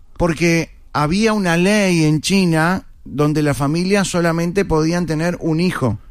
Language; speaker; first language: Spanish; native; Spanish